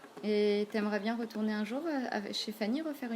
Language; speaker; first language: French; native; French